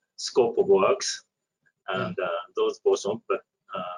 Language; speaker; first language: English; non-native, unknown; Japanese